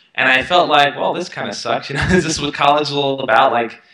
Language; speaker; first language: English; native; English